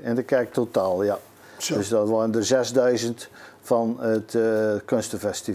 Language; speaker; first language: Dutch; native; Dutch